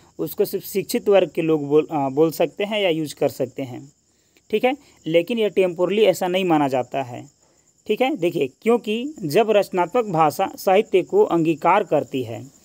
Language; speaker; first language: Hindi; native; Hindi